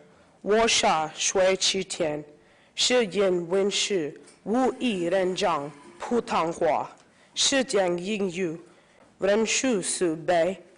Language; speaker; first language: Chinese; non-native, learner; English